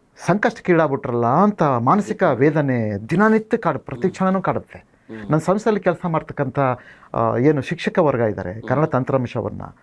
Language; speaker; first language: Kannada; non-native, local second language; Marathi